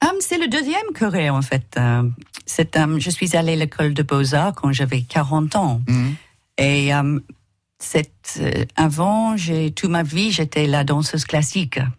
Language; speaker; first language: French; non-native, learner; English